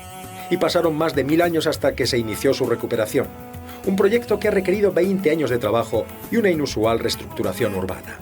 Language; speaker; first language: Spanish; native; Spanish